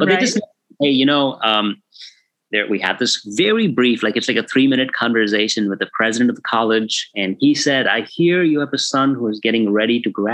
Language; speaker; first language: English; non-native, local second language; Tamil